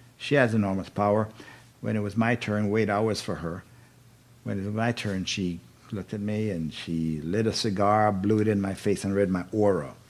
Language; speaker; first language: English; native; English